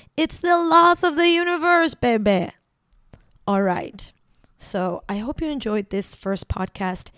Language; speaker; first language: English; non-native, fluent; Spanish